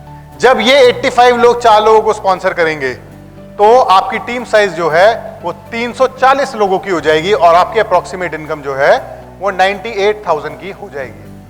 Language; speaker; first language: Hindi; native; Hindi